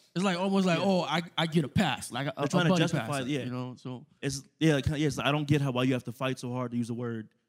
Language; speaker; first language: English; native; English